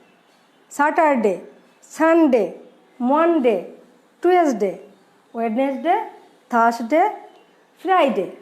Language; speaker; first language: English; non-native, learner; Bangla